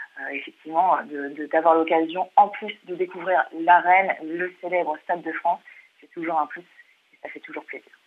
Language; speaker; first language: French; native; French